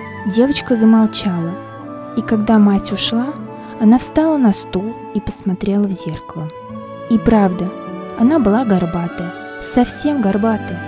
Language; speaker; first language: Russian; native; Russian